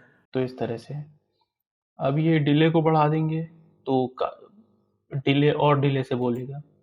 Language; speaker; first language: Hindi; native; Hindi